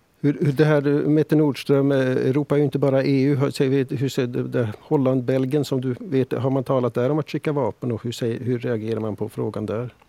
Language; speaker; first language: Swedish; native; Swedish